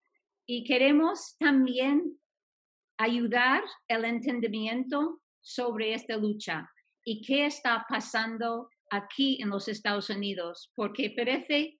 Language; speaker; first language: Spanish; non-native, fluent; English